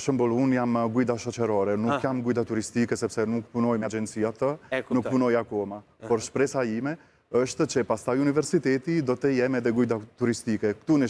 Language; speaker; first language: Albanian; non-native, learner; Italian